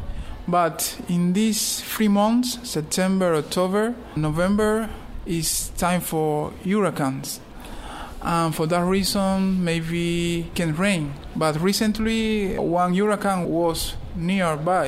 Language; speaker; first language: English; non-native, learner; Spanish